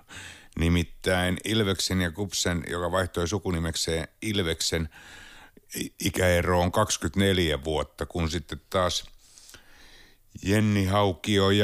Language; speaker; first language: Finnish; native; Finnish